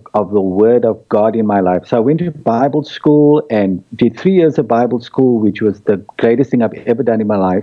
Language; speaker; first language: English; native; English